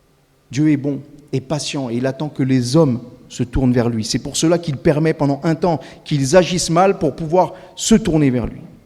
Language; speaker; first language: French; native; French